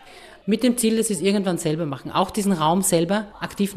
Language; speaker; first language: German; native; German